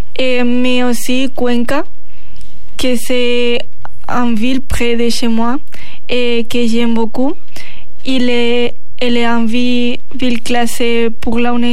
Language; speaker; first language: French; non-native, learner; Spanish